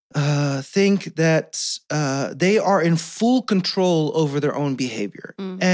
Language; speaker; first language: English; non-native, fluent; Dutch